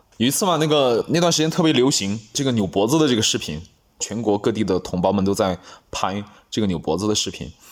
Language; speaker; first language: Chinese; non-native, local second language; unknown